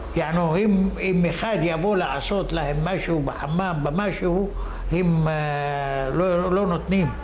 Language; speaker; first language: Hebrew; early bilingual, other home language; Arabic